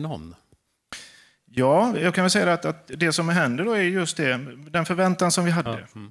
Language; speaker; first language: Swedish; native; Swedish